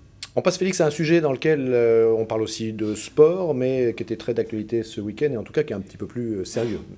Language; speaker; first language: French; native; French